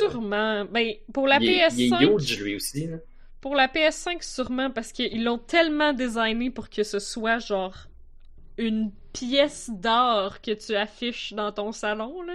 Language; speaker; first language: French; native; French